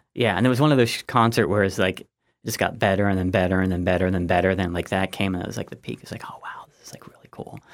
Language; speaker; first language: English; native; English